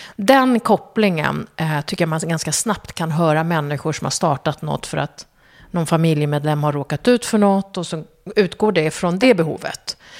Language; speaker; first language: Swedish; early bilingual, other home language; Kurdish